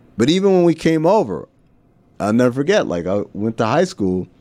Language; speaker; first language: English; early bilingual, other home language; Arabic